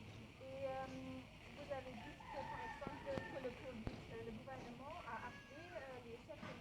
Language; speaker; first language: French; non-native, fluent; German